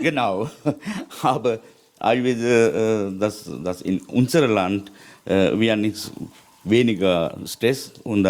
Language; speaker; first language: German; non-native, learner; Sinhala